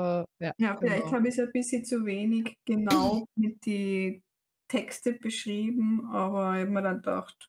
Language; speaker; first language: German; native; German